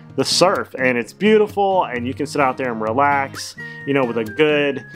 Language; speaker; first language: English; native; English